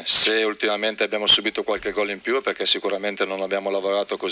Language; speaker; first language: Italian; native; Italian